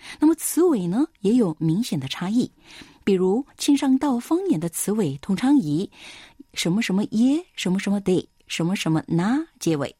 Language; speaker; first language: Chinese; non-native, fluent; Korean